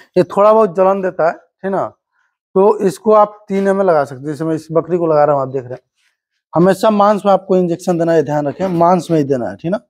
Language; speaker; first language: Hindi; native; Hindi